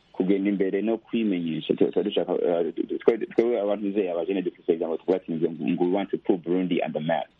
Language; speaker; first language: Rundi; early bilingual, heritage; Rundi